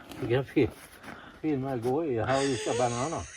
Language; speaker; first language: Swedish; non-native, learner; Thai